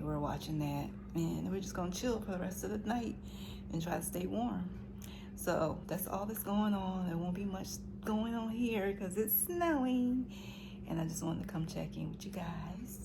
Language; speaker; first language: English; native; English